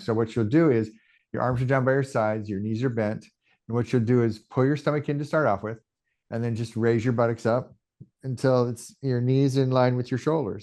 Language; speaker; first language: English; native; English